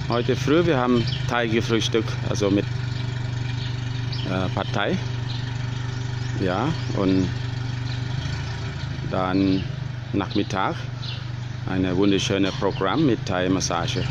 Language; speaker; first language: German; non-native, learner; Thai